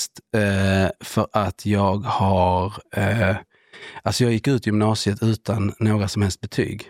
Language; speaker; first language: Swedish; native; Swedish